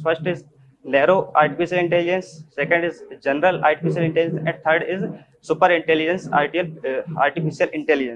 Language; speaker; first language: English; non-native, learner; Hindi